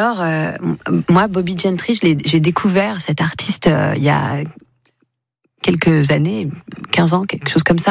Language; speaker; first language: French; native; French